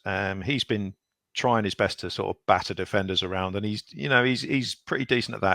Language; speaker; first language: English; native; English